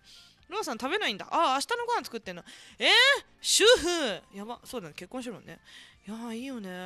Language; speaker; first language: Japanese; native; Japanese